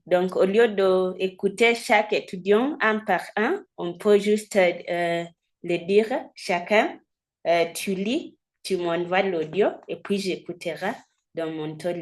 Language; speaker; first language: French; non-native, fluent; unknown